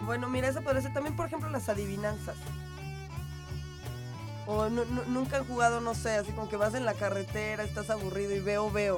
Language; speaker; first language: Spanish; native; Spanish